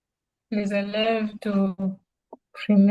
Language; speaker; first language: French; non-native, learner; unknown